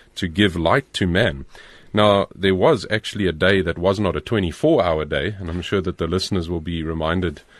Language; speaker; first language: English; native; English